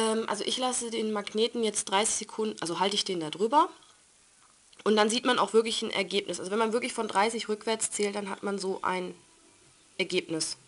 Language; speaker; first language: German; native; German